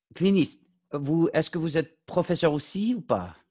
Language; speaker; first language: French; non-native, fluent; English